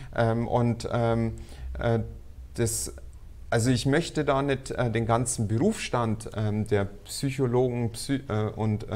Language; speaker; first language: German; native; German